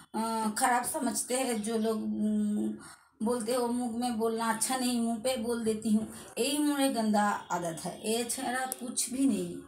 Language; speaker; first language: Hindi; non-native, local second language; Bangla